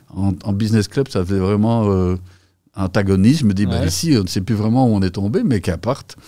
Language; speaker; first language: French; native; French